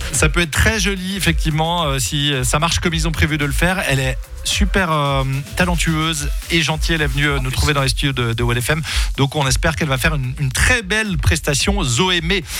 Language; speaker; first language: French; native; French